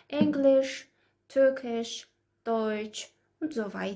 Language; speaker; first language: German; non-native, learner; Azerbaijani